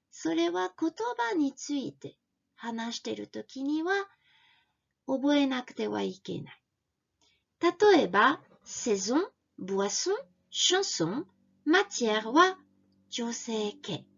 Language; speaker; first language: Japanese; non-native, fluent; French